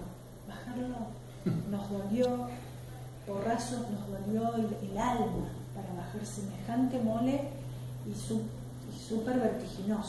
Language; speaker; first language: Spanish; native; Spanish